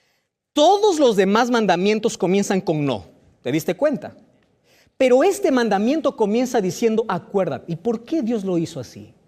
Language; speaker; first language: Spanish; native; Spanish